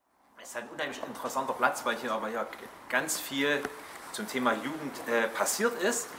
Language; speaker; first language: German; native; German